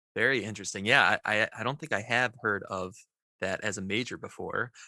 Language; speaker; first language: English; native; English